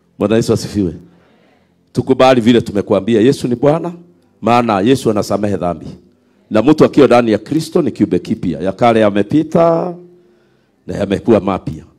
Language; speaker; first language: Swahili; non-native, local second language; Kikuyu